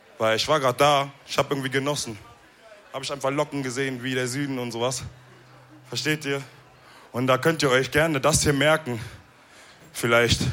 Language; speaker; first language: German; early bilingual, other home language; Wolof